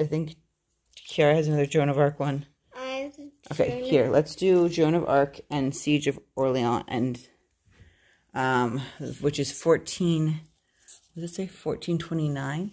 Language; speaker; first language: English; native; English